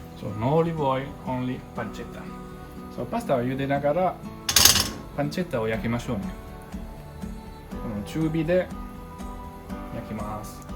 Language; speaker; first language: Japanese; non-native, fluent; Italian